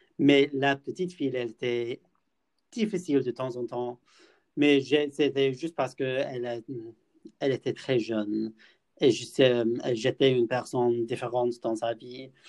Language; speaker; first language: French; non-native, learner; English